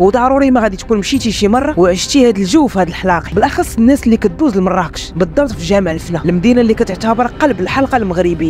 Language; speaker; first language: Arabic; native; Arabic